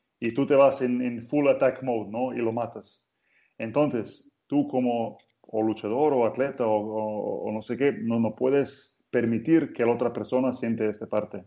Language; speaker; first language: Spanish; non-native, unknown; Slovenian